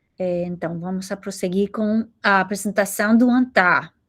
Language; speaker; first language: Portuguese; non-native, learner; English